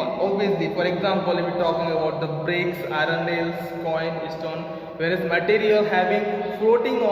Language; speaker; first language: English; non-native, local second language; Hindi